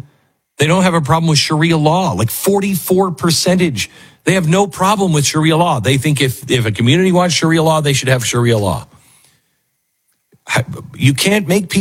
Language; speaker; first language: English; native; English